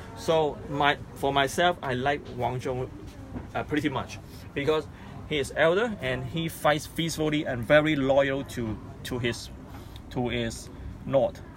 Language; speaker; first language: English; non-native, local second language; Cantonese